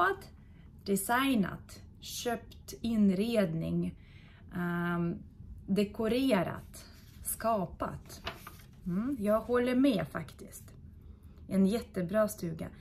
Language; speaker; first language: Swedish; non-native, fluent; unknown